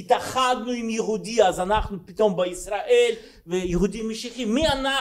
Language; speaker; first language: Hebrew; non-native, fluent; Russian